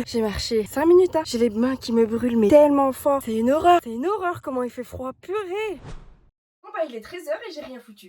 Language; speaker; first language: French; native; French